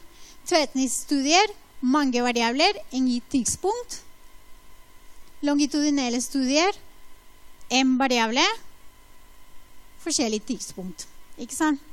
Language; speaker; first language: Norwegian; non-native, fluent; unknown